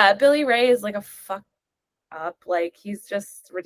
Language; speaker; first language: English; native; English